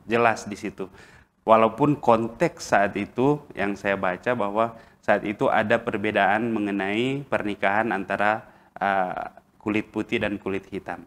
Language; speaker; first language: Indonesian; native; Indonesian